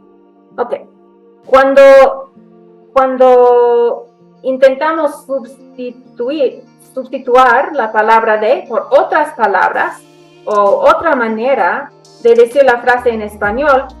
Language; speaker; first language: Spanish; non-native, fluent; English